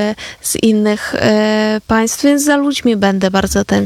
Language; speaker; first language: Polish; non-native, fluent; Ukrainian